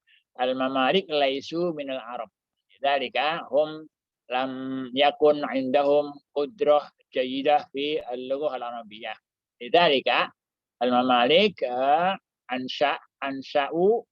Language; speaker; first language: Arabic; non-native, fluent; Indonesian